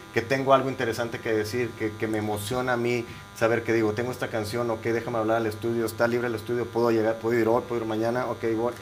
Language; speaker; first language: Spanish; native; Spanish